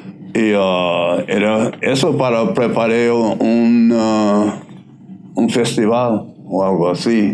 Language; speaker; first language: Spanish; non-native, learner; English